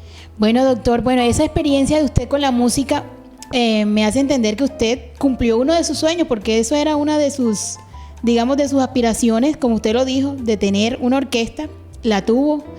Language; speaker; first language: Spanish; native; Spanish